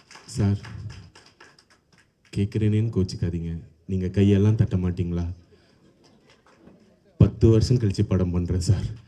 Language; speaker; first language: Tamil; native; Tamil